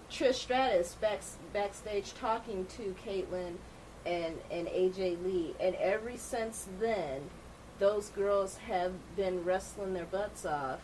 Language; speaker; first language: English; native; English